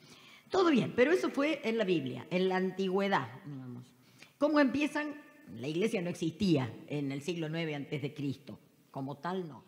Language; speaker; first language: Spanish; native; Spanish